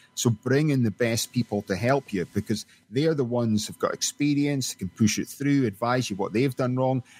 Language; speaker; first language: English; native; English